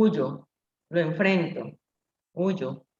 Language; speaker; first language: Spanish; native; Spanish